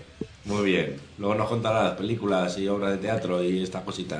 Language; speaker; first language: Spanish; native; Spanish